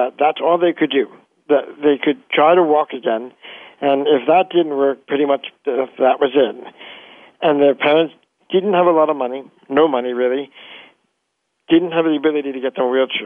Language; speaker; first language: English; native; English